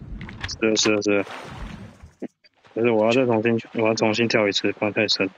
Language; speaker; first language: Chinese; native; Chinese